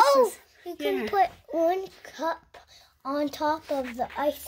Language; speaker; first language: English; early bilingual, other home language; Russian